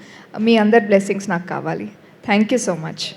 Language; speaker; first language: Telugu; non-native, learner; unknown